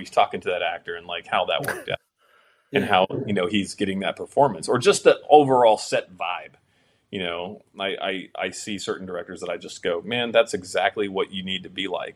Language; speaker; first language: English; native; English